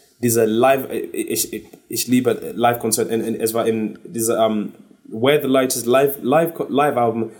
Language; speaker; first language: German; non-native, learner; English